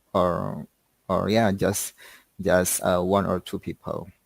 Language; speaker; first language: English; non-native, learner; Indonesian